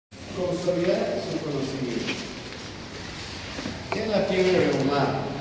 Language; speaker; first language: Spanish; native; Spanish